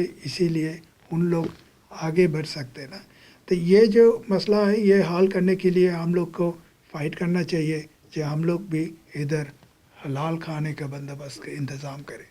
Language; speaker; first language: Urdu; non-native, fluent; Bangla